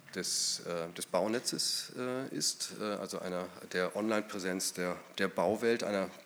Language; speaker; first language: German; native; German